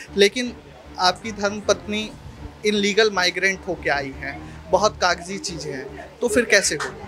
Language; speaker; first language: Hindi; native; Hindi